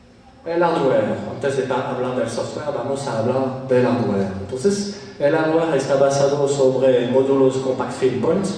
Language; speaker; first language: Spanish; non-native, fluent; French